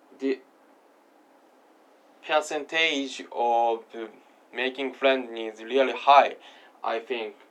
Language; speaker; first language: English; non-native, learner; Japanese